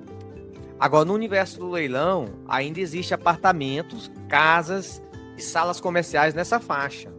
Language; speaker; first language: Portuguese; native; Portuguese